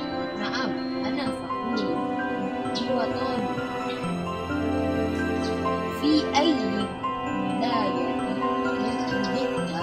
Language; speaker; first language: Arabic; non-native, learner; Malay